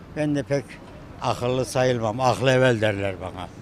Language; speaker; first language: Turkish; native; Turkish